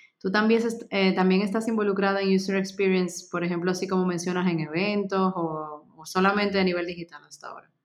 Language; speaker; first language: Spanish; native; Spanish